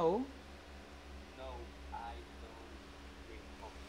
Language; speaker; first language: English; non-native, learner; Spanish